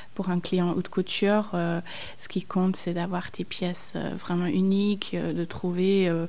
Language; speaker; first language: French; non-native, fluent; German